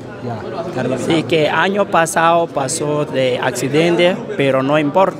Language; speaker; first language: Spanish; non-native, learner; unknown